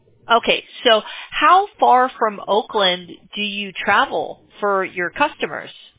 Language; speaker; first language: English; native; English